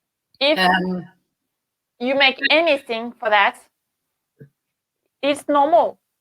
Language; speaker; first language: English; non-native, learner; French